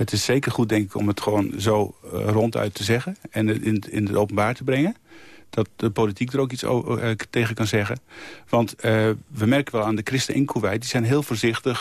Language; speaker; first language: Dutch; native; Dutch